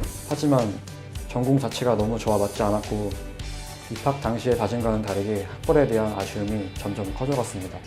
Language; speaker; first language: Korean; native; Korean